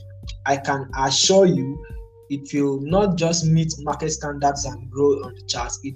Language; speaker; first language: English; non-native, local second language; Igbo